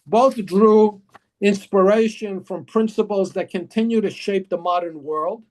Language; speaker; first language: English; early bilingual, other home language; Greek